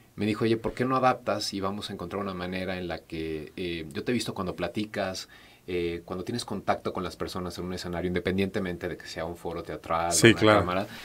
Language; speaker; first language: Spanish; native; Spanish